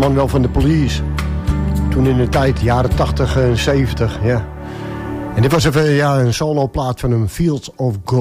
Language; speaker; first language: Dutch; native; Dutch